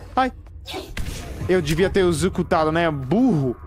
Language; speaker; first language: Portuguese; native; Portuguese